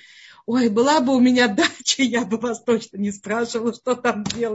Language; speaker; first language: Russian; native; Russian